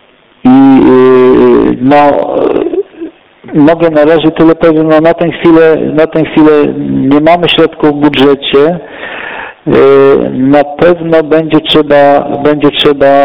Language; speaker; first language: Polish; native; Polish